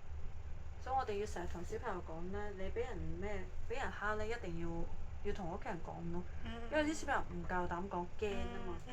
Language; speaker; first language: Cantonese; native; Cantonese